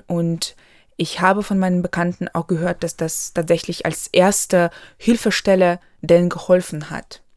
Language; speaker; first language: German; non-native, local second language; Ukrainian